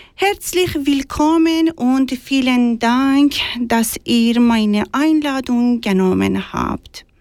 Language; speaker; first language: German; non-native, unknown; Persian